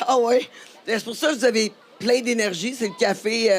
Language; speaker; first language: French; native; French